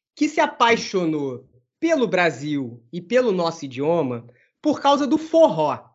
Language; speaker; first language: Portuguese; native; Portuguese